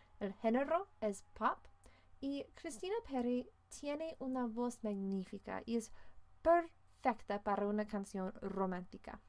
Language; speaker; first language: Spanish; non-native, fluent; English